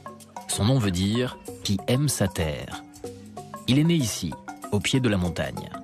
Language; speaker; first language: French; native; French